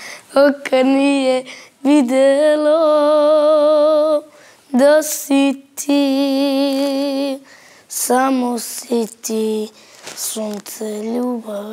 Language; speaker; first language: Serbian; non-native, local second language; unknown